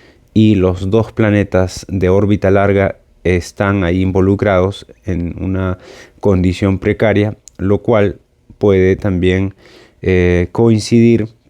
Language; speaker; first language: Spanish; native; Spanish